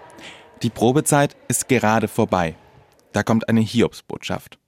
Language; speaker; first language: German; native; German